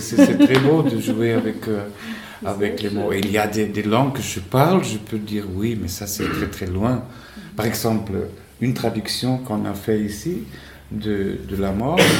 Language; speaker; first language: French; non-native, fluent; Spanish